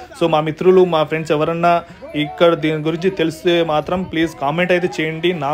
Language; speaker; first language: Telugu; non-native, local second language; Lambadi